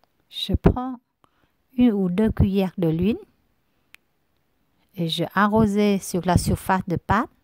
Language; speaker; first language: French; non-native, learner; Vietnamese